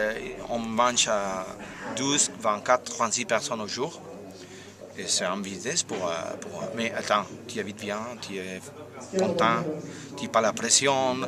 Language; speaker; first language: French; non-native, learner; Spanish